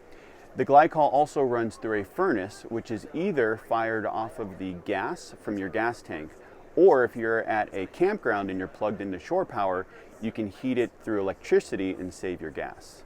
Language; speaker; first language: English; native; English